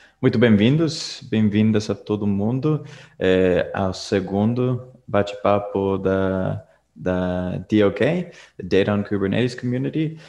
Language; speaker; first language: Portuguese; non-native, fluent; Spanish